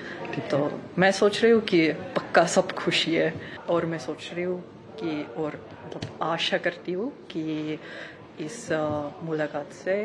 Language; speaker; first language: Hindi; non-native, learner; Ukrainian